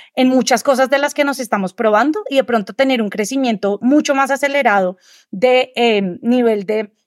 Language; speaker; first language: Spanish; native; Spanish